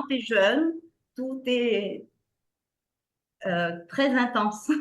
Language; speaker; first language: French; non-native, fluent; Spanish